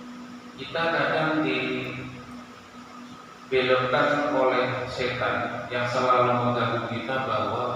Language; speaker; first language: Indonesian; non-native, local second language; Javanese